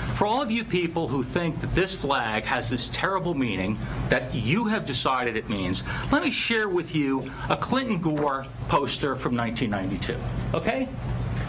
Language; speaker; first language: English; native; English